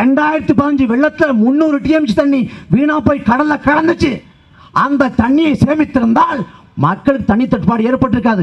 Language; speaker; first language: Tamil; native; Tamil